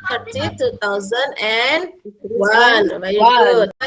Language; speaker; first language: English; non-native, fluent; Indonesian